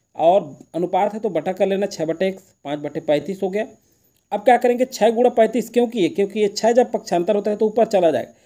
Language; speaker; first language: Hindi; native; Hindi